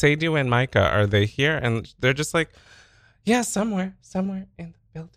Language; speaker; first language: English; native; English